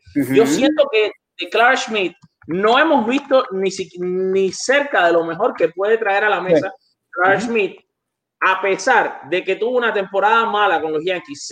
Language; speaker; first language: Spanish; native; Spanish